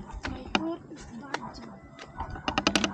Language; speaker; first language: English; non-native, local second language; Cebuano